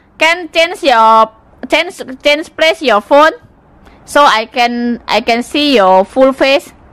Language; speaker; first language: English; non-native, learner; Indonesian